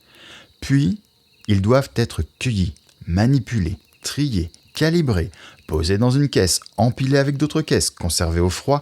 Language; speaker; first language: French; native; French